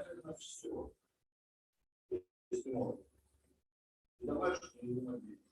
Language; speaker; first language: Russian; native; Russian